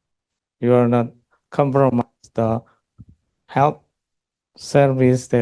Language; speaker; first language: English; non-native, local second language; Indonesian